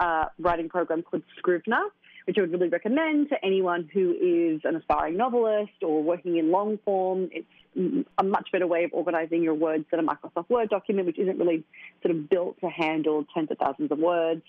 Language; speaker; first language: English; native; English